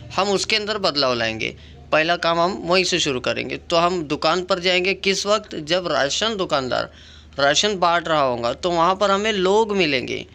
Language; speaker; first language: Hindi; non-native, local second language; Urdu